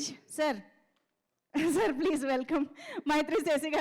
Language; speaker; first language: Telugu; native; Telugu